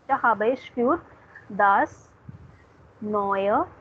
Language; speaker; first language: German; non-native, fluent; Hindi